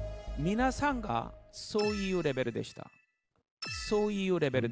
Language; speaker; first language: Japanese; non-native, learner; Korean